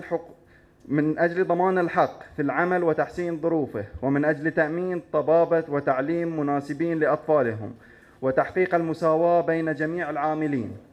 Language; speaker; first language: Arabic; native; Arabic